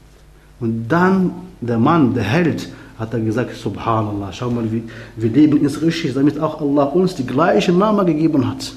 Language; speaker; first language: German; non-native, learner; Arabic